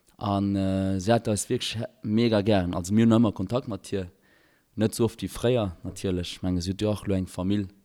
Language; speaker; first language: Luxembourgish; early bilingual, other home language; Albanian